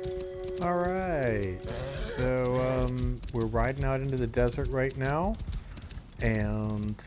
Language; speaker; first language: English; native; English